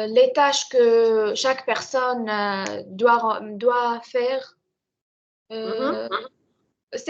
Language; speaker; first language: French; non-native, learner; Arabic